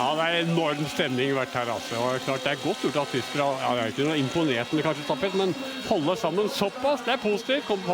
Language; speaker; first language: Norwegian; native; Norwegian